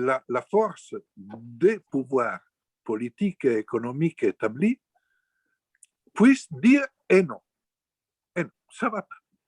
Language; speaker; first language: French; non-native, fluent; Italian